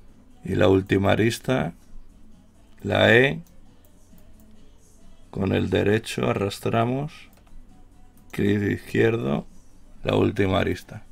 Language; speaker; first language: Spanish; native; Spanish